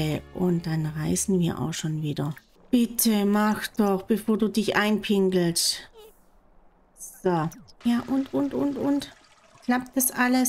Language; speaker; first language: German; native; German